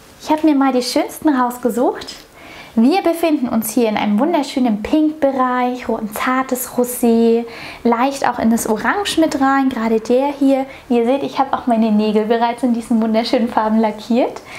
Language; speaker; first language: German; native; German